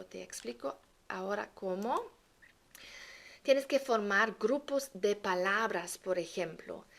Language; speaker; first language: Spanish; non-native, fluent; German